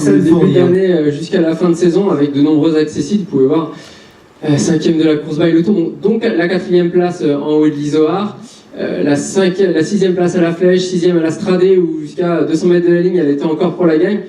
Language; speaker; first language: French; native; French